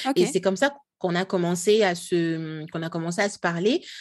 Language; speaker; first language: French; non-native, local second language; Lingala